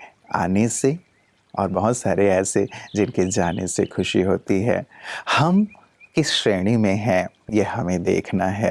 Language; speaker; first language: Hindi; native; Hindi